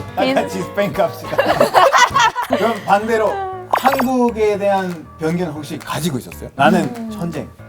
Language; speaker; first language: Korean; non-native, fluent; Spanish